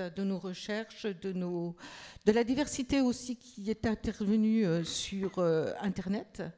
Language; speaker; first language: French; native; French